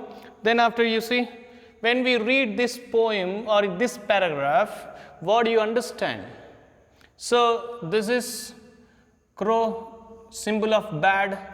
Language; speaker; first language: English; non-native, local second language; Hindi